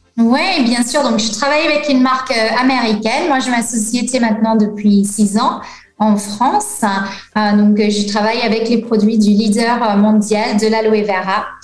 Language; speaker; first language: French; non-native, fluent; English